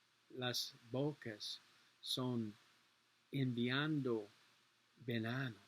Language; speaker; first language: Spanish; non-native, learner; English